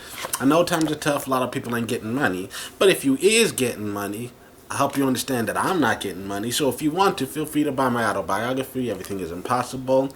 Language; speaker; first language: English; native; English